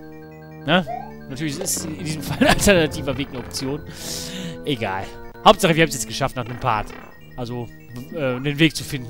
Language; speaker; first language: German; native; German